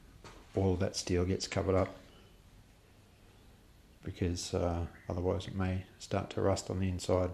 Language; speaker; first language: English; native; English